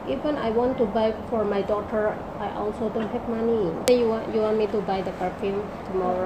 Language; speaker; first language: English; non-native, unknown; Indonesian